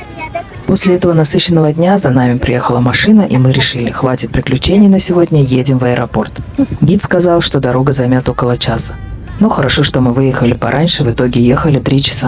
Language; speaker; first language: Russian; native; Russian